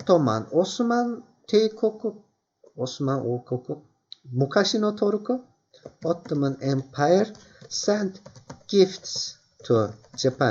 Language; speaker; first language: Japanese; non-native, fluent; Turkish